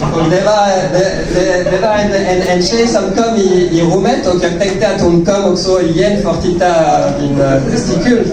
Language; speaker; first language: Swedish; non-native, learner; French